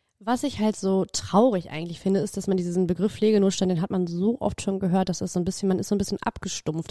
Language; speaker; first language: German; native; German